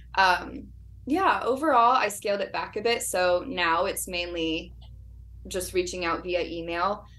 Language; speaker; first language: English; native; English